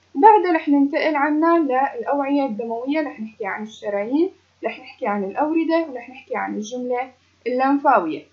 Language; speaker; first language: Arabic; native; Arabic